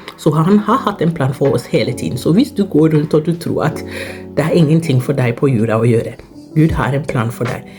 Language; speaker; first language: Norwegian; non-native, fluent; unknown